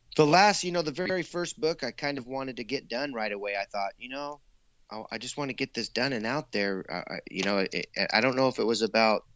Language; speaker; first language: English; native; English